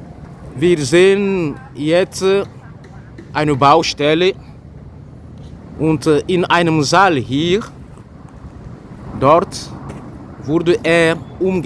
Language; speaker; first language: German; non-native, fluent; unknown